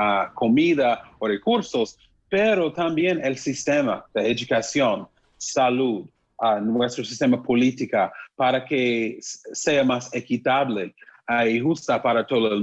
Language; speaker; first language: Spanish; non-native, fluent; English